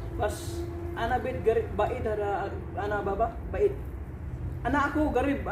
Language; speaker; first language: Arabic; non-native, learner; Filipino